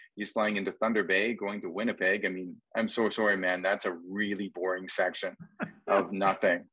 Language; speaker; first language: English; native; English